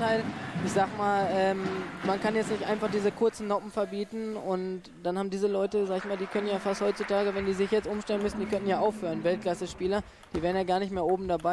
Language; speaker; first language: German; native; German